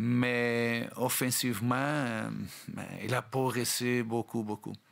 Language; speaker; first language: French; non-native, learner; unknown